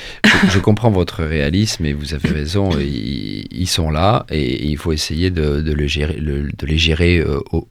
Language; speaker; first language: French; native; French